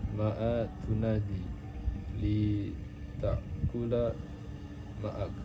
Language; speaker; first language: Arabic; non-native, learner; Indonesian